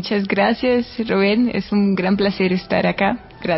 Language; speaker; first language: Spanish; non-native, fluent; Russian